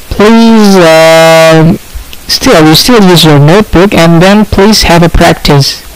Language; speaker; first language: English; non-native, fluent; Indonesian